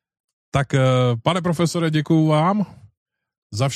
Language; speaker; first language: Czech; native; Czech